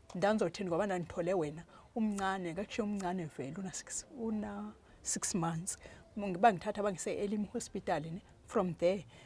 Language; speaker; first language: Zulu; non-native, local second language; Xhosa